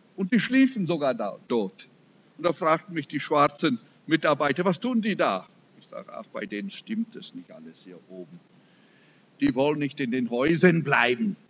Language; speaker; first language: German; early bilingual, heritage; German